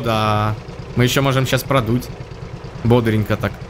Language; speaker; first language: Russian; native; Russian